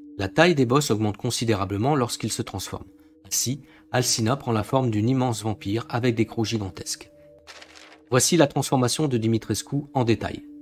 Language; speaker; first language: French; native; French